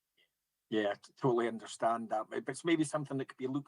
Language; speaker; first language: English; native; English